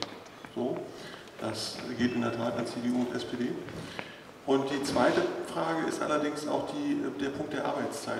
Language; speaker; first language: German; native; German